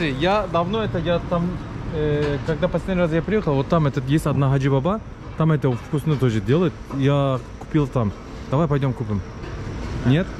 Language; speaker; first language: Russian; non-native, learner; Turkish